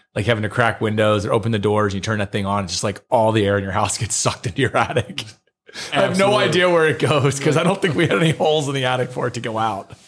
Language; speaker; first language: English; native; English